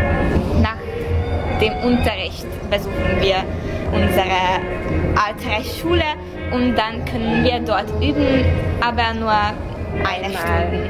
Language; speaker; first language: German; non-native, local second language; Hungarian